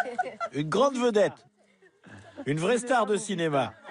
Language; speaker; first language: French; native; French